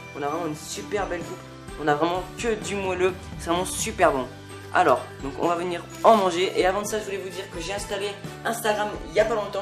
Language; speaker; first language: French; native; French